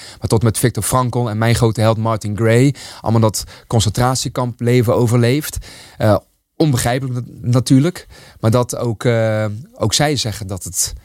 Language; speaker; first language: Dutch; early bilingual, other home language; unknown